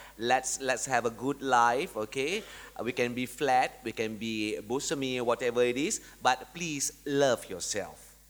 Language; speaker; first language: English; non-native, local second language; Malay